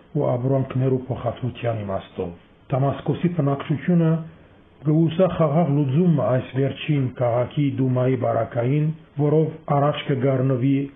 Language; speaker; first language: Armenian; early bilingual, heritage; Armenian